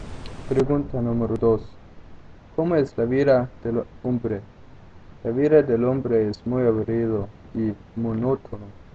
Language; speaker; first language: Spanish; non-native, learner; Danish